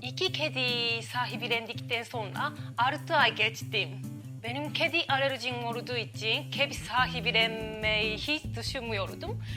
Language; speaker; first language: Turkish; non-native, learner; Japanese